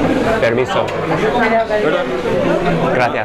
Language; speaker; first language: Spanish; non-native, fluent; English